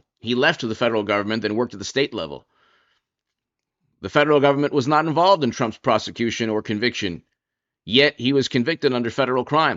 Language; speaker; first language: English; native; English